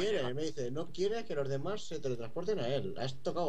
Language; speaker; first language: Spanish; native; Spanish